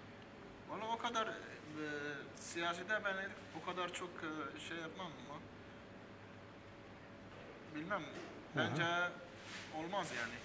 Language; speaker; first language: Turkish; early bilingual, heritage; Armenian